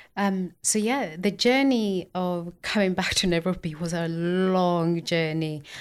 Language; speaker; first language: English; non-native, local second language; Kikuyu